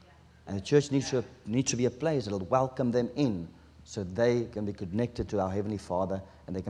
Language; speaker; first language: English; non-native, local second language; Afrikaans